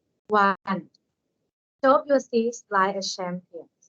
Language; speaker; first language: English; non-native, learner; Thai